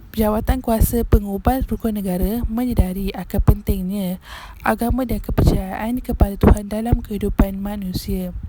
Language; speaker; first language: Malay; native; Malay